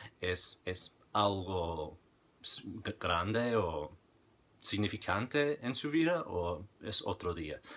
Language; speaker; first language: Spanish; non-native, fluent; English